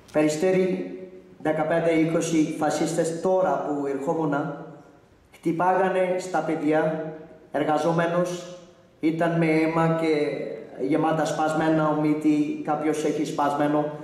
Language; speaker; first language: Greek; non-native, learner; Urdu